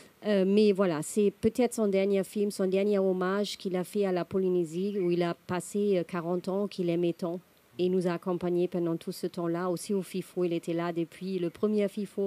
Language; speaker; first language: French; non-native, fluent; German